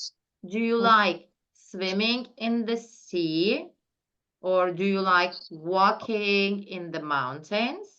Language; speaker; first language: English; non-native, fluent; Turkish